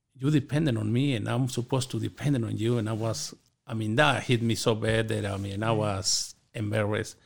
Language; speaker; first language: English; non-native, learner; Spanish